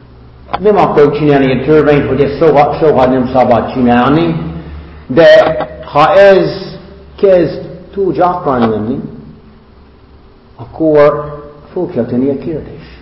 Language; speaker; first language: Hungarian; non-native, fluent; English